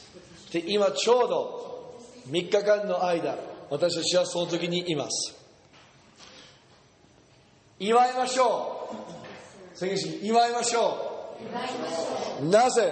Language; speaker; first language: Japanese; non-native, fluent; English